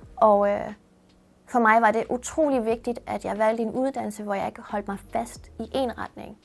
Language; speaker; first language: Danish; early bilingual, other home language; Persian